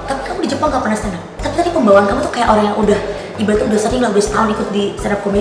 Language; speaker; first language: Indonesian; native; Indonesian